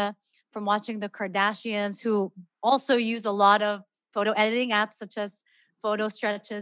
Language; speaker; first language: English; non-native, local second language; Filipino